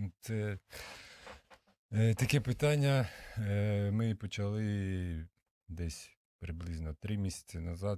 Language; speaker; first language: Ukrainian; non-native, local second language; Russian